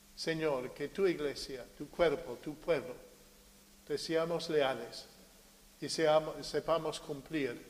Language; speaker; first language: Spanish; non-native, fluent; English